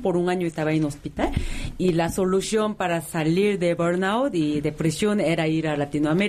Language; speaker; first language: Spanish; non-native, fluent; Korean